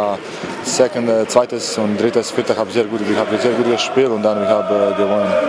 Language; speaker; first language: German; non-native, learner; Croatian